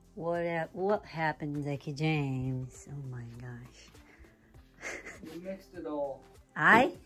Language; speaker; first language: English; non-native, fluent; Portuguese